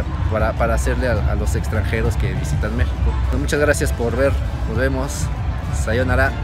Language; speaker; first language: Spanish; native; Spanish